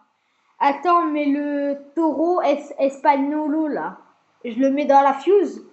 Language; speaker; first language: French; native; French